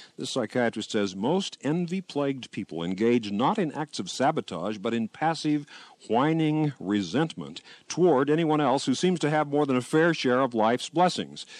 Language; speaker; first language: English; native; English